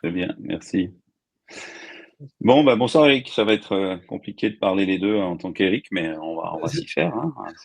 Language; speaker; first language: French; native; French